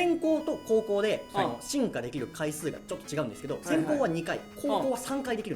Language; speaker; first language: Japanese; native; Japanese